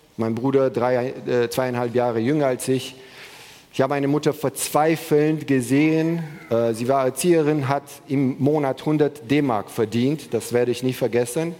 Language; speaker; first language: German; non-native, fluent; Romanian